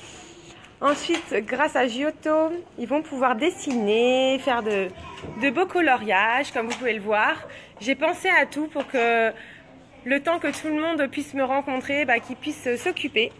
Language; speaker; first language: French; native; French